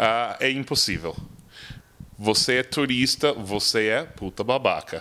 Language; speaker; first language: Portuguese; non-native, fluent; English